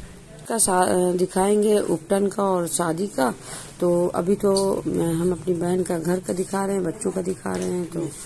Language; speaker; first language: Hindi; native; Hindi